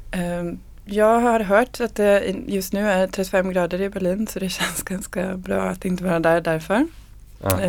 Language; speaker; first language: Swedish; native; Swedish